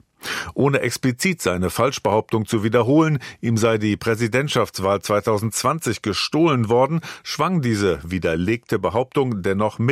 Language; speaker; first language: German; native; German